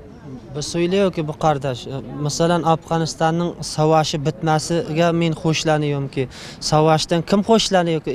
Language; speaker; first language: Turkish; non-native, learner; Uzbek